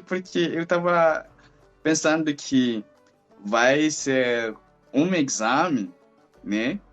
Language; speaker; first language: Portuguese; non-native, fluent; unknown